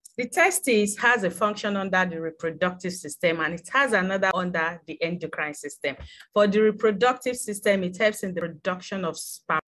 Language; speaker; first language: English; non-native, local second language; Yoruba